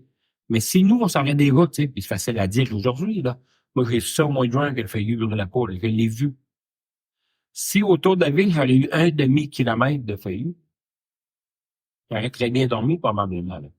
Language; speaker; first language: French; native; French